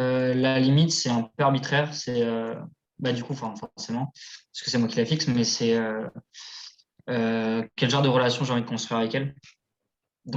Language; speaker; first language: French; native; French